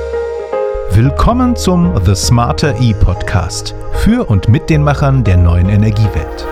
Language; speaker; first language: German; native; German